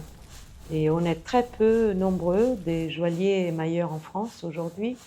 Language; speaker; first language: French; non-native, fluent; Italian